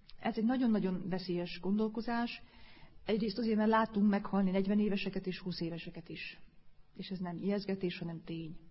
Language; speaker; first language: Hungarian; native; Hungarian